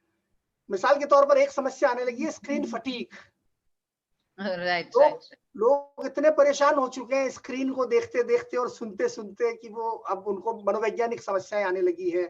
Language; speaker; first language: Hindi; native; Hindi